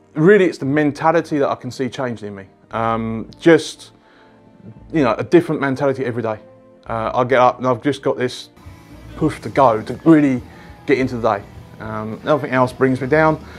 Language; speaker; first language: English; native; English